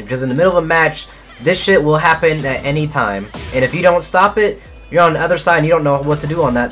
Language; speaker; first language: English; native; English